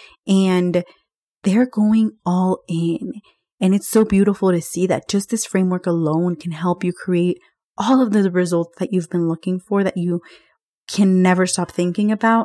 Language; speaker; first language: English; early bilingual, other home language; Spanish